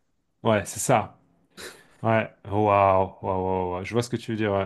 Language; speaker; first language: French; native; French